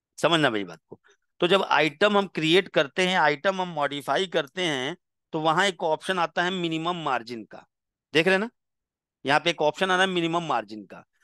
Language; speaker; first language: Hindi; non-native, local second language; Gujarati